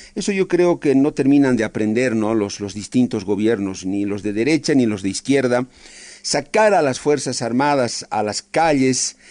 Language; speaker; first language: Spanish; native; Spanish